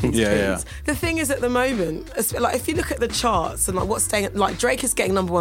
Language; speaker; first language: English; native; English